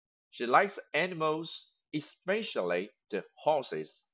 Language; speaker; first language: English; non-native, fluent; Chinese